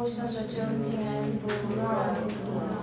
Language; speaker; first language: Chinese; non-native, learner; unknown